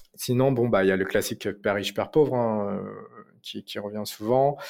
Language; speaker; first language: French; native; French